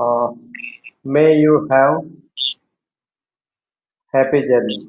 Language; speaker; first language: English; non-native, learner; Hindi